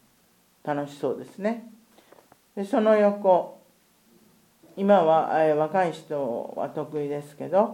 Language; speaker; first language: Japanese; native; Japanese